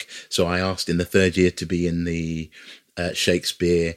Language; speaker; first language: English; native; English